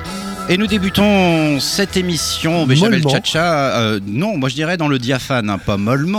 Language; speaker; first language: French; native; French